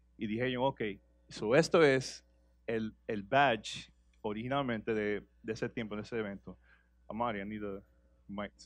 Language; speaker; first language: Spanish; early bilingual, heritage; Spanish